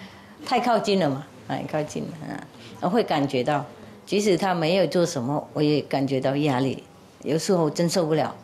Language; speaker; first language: Chinese; non-native, fluent; Vietnamese